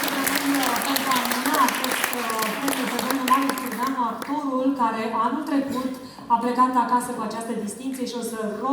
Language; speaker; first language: Romanian; native; Romanian